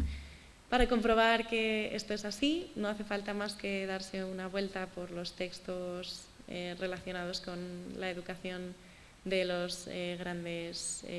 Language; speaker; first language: Spanish; native; Spanish